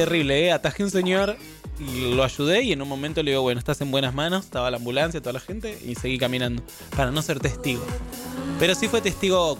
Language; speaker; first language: Spanish; native; Spanish